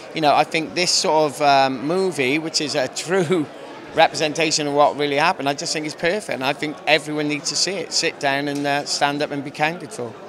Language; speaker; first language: English; native; English